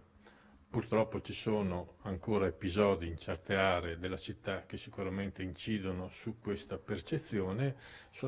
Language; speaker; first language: Italian; native; Italian